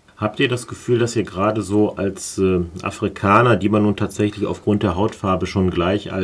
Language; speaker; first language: German; native; German